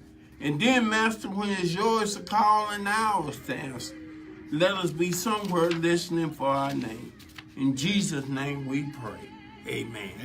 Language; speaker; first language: English; native; English